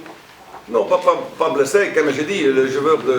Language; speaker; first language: French; non-native, learner; Dutch